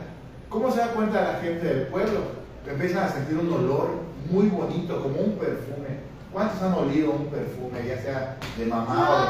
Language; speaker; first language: Spanish; native; Spanish